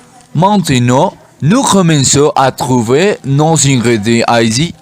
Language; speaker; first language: French; non-native, learner; Spanish